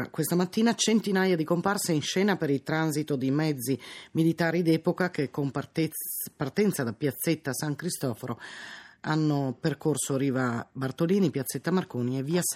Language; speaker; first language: Italian; native; Italian